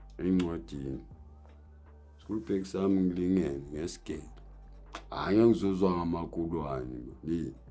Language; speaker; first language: Zulu; native; Zulu